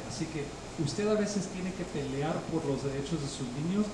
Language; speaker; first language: Spanish; early bilingual, heritage; Spanish